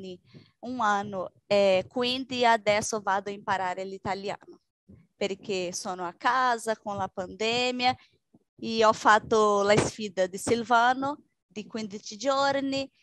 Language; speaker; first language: Italian; non-native, learner; Portuguese